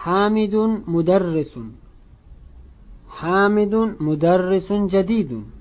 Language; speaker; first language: Arabic; non-native, fluent; Uzbek